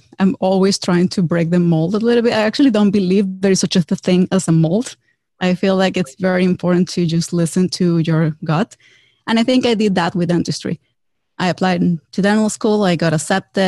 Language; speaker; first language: English; non-native, fluent; Spanish